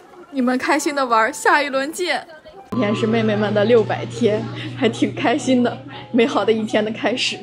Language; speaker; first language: Chinese; native; Chinese